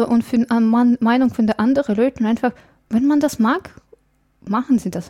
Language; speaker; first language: German; non-native, fluent; English